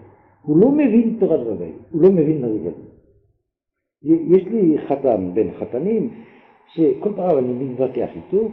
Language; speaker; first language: Hebrew; non-native, fluent; French